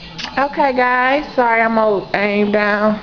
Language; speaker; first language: English; native; English